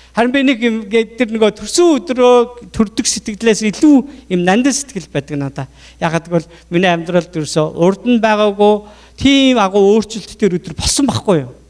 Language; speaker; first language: Mongolian; native; Mongolian